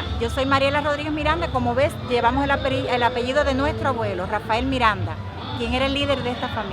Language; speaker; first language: Spanish; native; Spanish